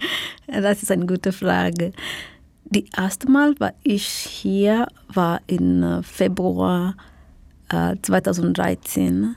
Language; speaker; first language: German; non-native, learner; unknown